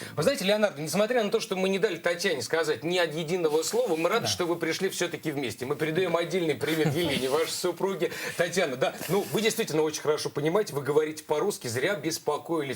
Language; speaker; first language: Russian; native; Russian